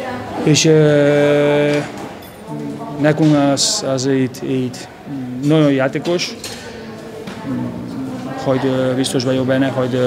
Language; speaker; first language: Hungarian; non-native, local second language; Spanish